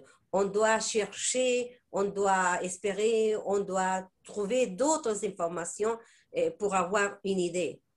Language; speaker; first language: French; non-native, fluent; Spanish